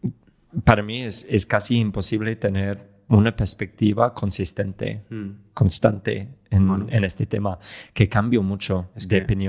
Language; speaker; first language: Spanish; non-native, fluent; English